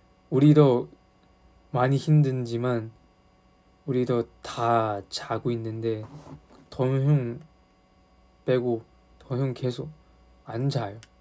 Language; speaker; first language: Korean; non-native, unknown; Chinese